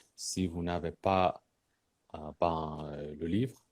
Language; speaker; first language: French; non-native, fluent; Persian